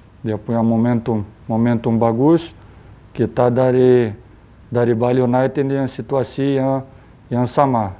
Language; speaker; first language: Indonesian; non-native, learner; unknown